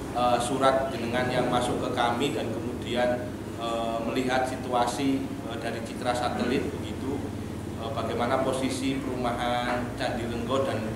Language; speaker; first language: Indonesian; native; Indonesian